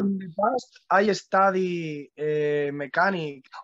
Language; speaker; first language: English; non-native, learner; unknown